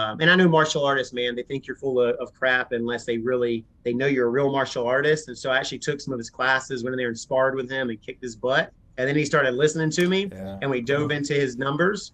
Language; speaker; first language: English; native; English